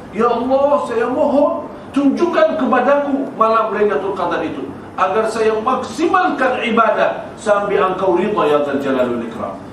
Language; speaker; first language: Malay; non-native, fluent; Arabic